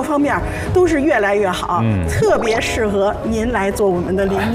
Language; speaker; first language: Chinese; native; Chinese